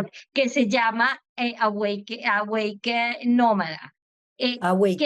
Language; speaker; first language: Spanish; native; Spanish